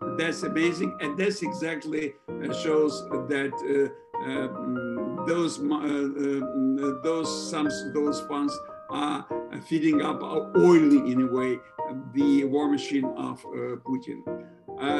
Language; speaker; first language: English; non-native, fluent; Ukrainian